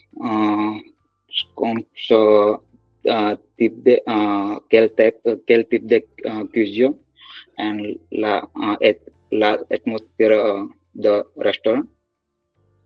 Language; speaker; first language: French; non-native, learner; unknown